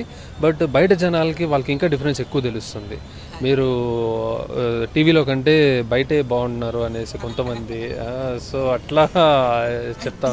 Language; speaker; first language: Telugu; native; Telugu